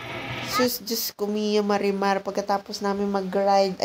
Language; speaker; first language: Filipino; native; Filipino